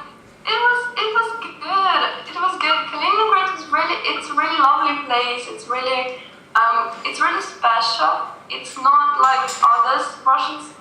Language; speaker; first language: English; non-native, fluent; Russian